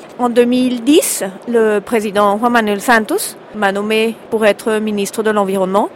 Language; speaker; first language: French; early bilingual, heritage; French